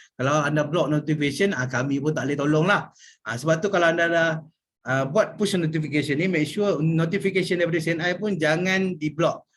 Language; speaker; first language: Malay; native; Malay